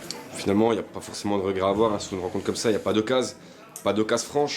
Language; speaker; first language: French; native; French